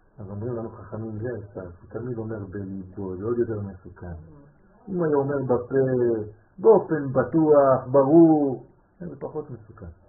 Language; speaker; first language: Hebrew; non-native, fluent; French